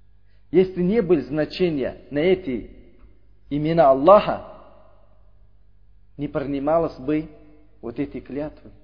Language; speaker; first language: Russian; non-native, learner; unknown